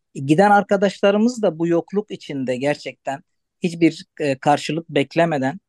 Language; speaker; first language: Turkish; non-native, local second language; Arabic